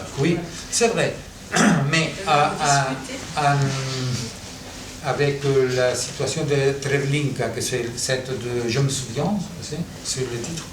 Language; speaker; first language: French; non-native, fluent; Catalan